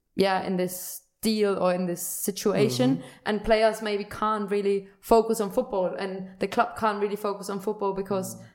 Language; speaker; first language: English; non-native, fluent; German